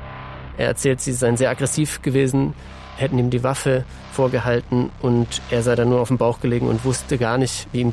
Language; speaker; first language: German; native; German